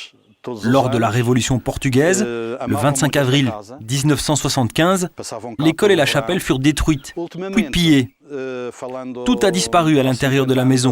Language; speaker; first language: French; native; French